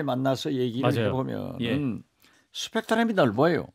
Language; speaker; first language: Korean; native; Korean